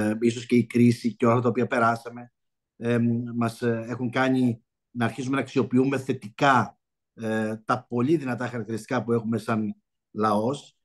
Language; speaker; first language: Greek; early bilingual, heritage; Greek